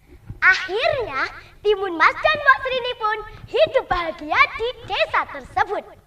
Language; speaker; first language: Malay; non-native, local second language; Javanese